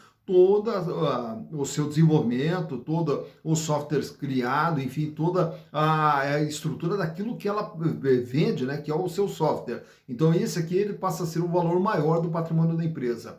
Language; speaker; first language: Portuguese; native; Portuguese